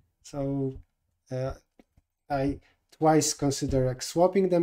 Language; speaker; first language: English; non-native, fluent; Polish